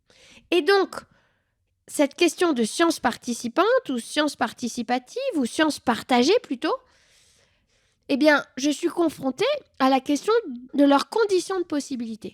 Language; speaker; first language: French; native; French